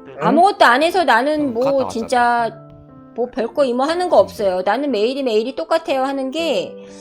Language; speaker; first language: Korean; native; Korean